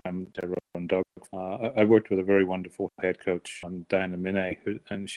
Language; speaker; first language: English; native; English